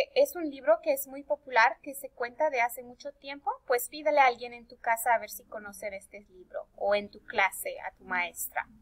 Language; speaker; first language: Spanish; early bilingual, heritage; Spanish